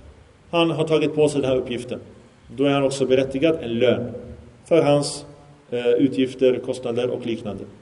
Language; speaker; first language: Swedish; early bilingual, other home language; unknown